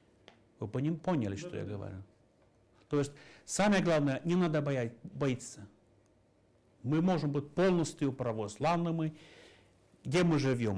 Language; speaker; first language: Russian; non-native, fluent; Finnish